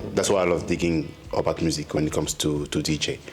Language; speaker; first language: English; non-native, fluent; French